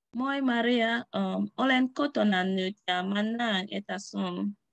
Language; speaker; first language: Finnish; non-native, learner; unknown